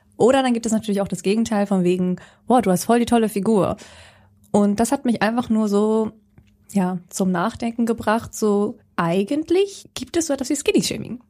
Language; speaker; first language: German; early bilingual, other home language; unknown